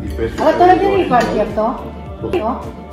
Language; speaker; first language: Greek; non-native, learner; Indonesian